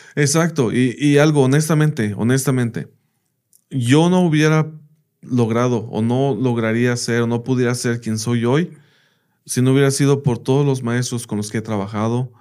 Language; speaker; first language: Spanish; early bilingual, heritage; Spanish